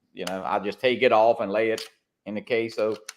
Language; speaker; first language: English; native; English